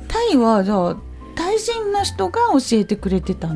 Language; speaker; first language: Japanese; native; Japanese